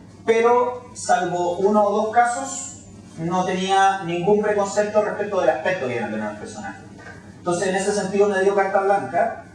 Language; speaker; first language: Spanish; native; Spanish